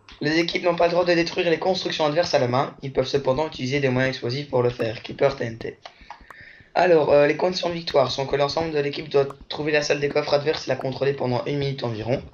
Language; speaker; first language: French; native; French